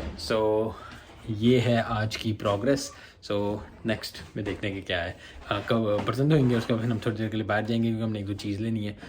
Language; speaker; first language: Urdu; native; Urdu